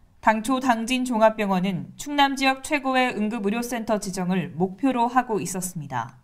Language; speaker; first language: Korean; native; Korean